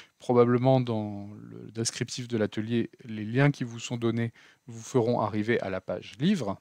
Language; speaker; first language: French; native; French